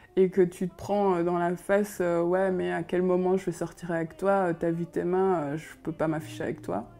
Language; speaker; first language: French; early bilingual, other home language; Kinyarwanda